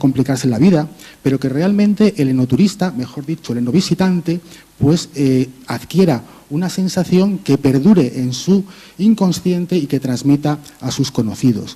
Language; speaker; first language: Spanish; native; Spanish